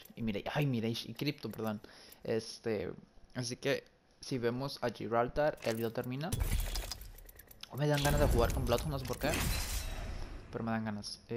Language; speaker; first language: Spanish; native; Spanish